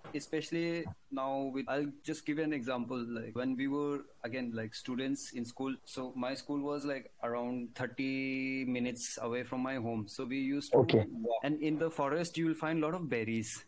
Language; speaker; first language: English; non-native, local second language; Hindi